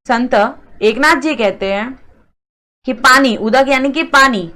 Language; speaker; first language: Hindi; non-native, local second language; Marathi